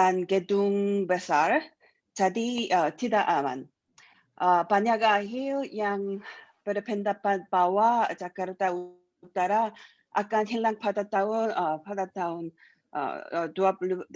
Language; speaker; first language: Indonesian; non-native, learner; Korean